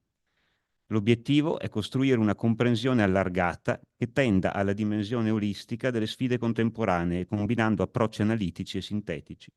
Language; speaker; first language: Italian; native; Italian